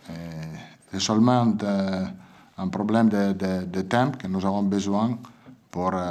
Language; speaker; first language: French; non-native, learner; Italian